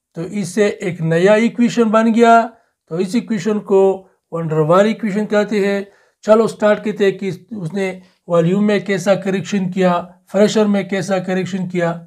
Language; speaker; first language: Urdu; non-native, local second language; Pashto